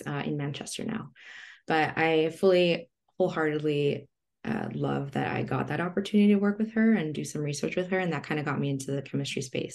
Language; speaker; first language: English; early bilingual, other home language; Spanish